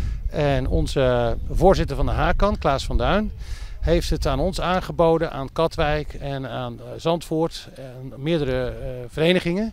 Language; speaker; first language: Dutch; native; Dutch